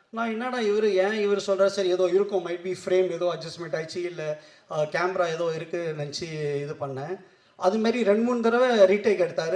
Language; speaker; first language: Tamil; non-native, local second language; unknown